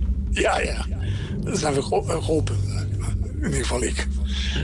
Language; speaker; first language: Dutch; non-native, fluent; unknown